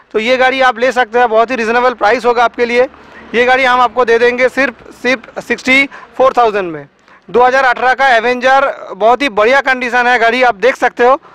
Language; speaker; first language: Hindi; non-native, local second language; Bangla